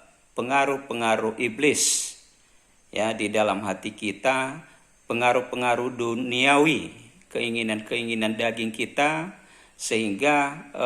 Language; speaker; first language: Indonesian; native; Indonesian